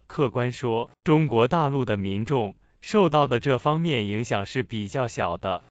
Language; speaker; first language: Chinese; native; Chinese